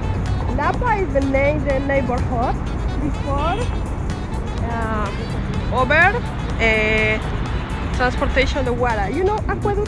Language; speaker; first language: English; non-native, learner; Spanish